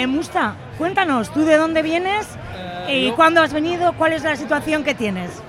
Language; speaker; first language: Spanish; native; Spanish